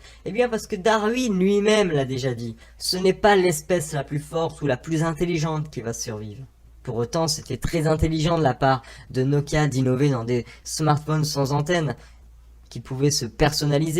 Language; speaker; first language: French; native; French